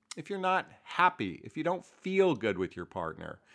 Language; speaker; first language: English; native; English